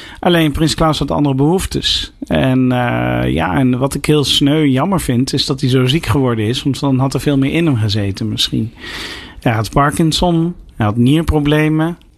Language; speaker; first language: Dutch; native; Dutch